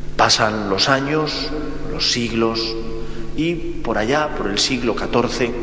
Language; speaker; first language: Spanish; native; Spanish